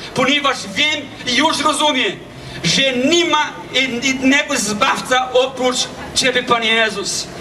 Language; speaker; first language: Polish; non-native, learner; Portuguese